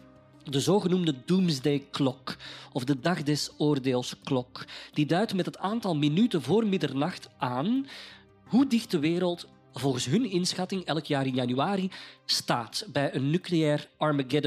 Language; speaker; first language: Dutch; native; Dutch